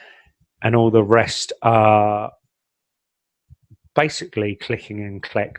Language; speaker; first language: English; native; English